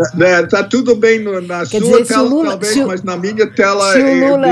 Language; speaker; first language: Portuguese; non-native, fluent; English